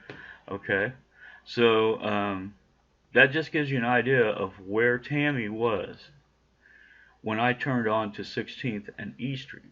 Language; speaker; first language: English; native; English